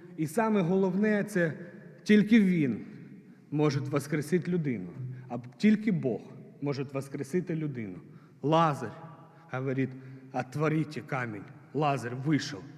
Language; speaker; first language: Ukrainian; non-native, local second language; Russian